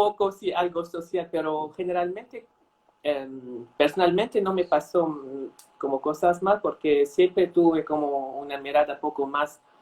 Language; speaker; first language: Spanish; non-native, fluent; Arabic